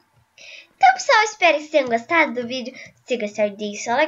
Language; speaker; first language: Portuguese; native; Portuguese